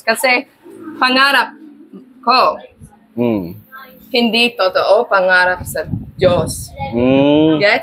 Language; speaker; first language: Filipino; non-native, learner; English